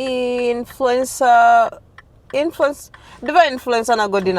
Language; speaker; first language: Macedonian; non-native, learner; English